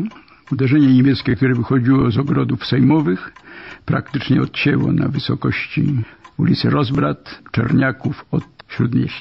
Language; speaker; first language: Polish; native; Polish